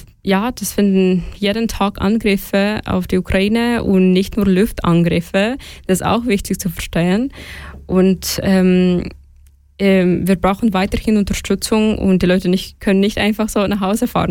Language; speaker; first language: German; non-native, fluent; Ukrainian